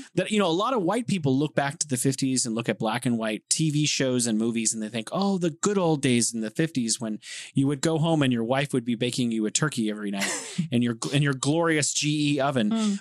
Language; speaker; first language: English; native; English